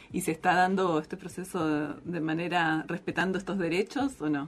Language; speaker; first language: Spanish; native; Spanish